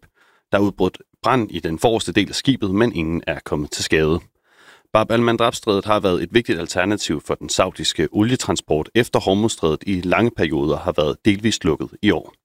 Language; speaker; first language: Danish; native; Danish